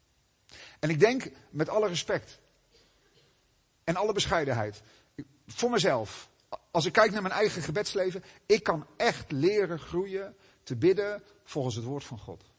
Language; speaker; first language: Dutch; native; Dutch